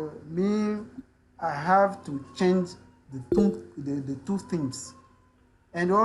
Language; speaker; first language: English; non-native, learner; French